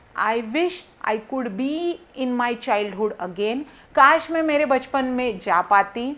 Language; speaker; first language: Hindi; non-native, local second language; Marathi